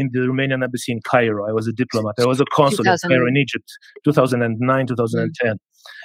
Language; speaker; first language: English; non-native, fluent; Romanian